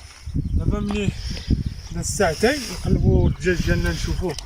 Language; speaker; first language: Arabic; native; Arabic